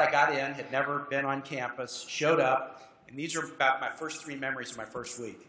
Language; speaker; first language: English; native; English